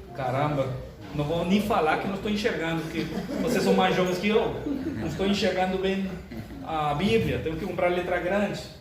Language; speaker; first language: Portuguese; non-native, fluent; Spanish